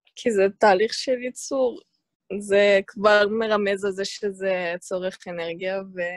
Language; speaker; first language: Hebrew; native; Hebrew